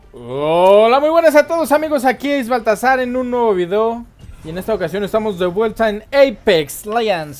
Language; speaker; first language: Spanish; native; Spanish